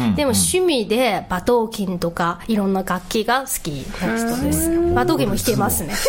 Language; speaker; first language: Japanese; non-native, fluent; Mongolian